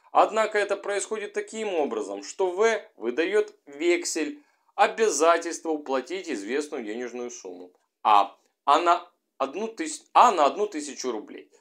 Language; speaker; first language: Russian; native; Russian